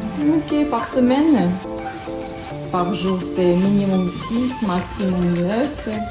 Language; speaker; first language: French; non-native, learner; Russian